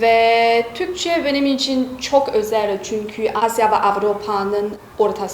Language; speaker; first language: Turkish; non-native, learner; Chinese